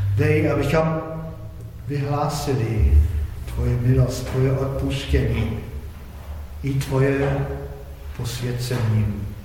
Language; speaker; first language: Czech; non-native, fluent; Polish